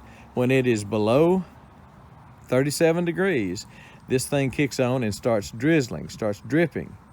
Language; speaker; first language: English; native; English